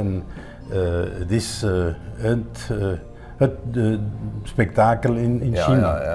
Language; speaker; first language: Dutch; non-native, local second language; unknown